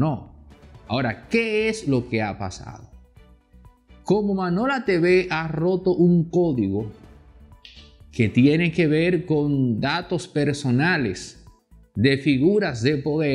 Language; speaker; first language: Spanish; native; Spanish